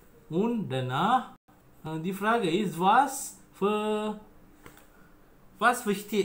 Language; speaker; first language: German; non-native, learner; Malay